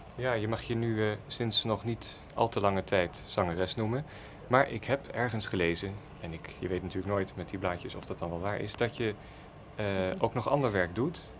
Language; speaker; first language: Dutch; native; Dutch